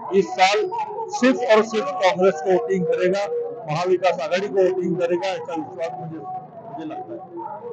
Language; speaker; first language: Hindi; non-native, local second language; Marathi